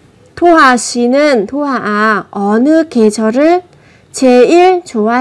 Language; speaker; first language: Korean; non-native, fluent; Vietnamese